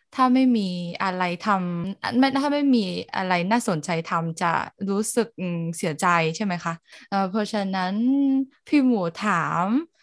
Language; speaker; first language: Thai; non-native, learner; Vietnamese